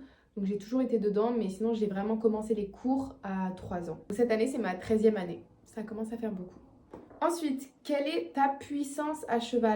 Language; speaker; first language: French; native; French